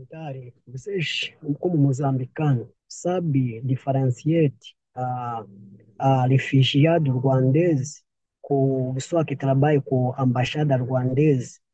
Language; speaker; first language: Portuguese; non-native, learner; Kinyarwanda